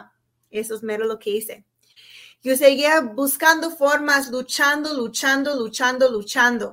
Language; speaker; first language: Spanish; non-native, fluent; English